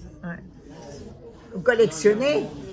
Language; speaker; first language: French; native; French